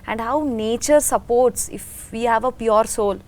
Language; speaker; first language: Telugu; non-native, learner; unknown